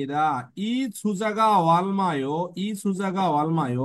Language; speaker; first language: Korean; non-native, learner; Bangla